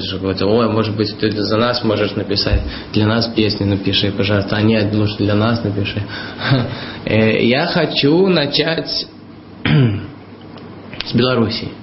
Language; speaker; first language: Russian; early bilingual, heritage; Russian